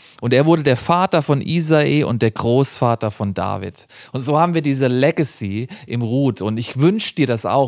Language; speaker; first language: German; native; German